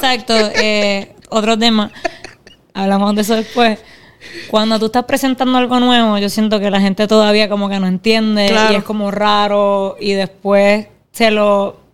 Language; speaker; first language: Spanish; native; Spanish